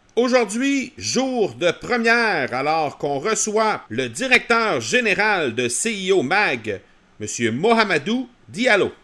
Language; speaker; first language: French; native; French